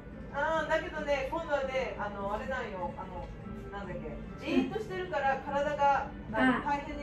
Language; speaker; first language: Japanese; native; Japanese